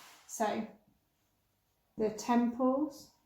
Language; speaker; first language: English; native; English